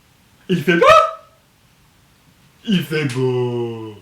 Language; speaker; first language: French; non-native, fluent; English